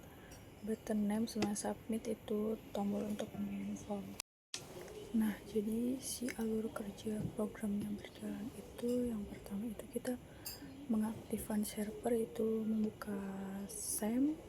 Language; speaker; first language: Indonesian; native; Indonesian